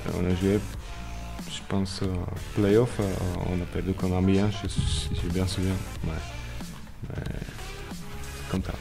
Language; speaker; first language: French; non-native, learner; Slovak